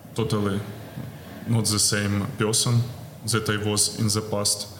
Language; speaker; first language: English; non-native, learner; Ukrainian